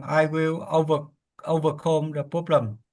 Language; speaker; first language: English; non-native, learner; Vietnamese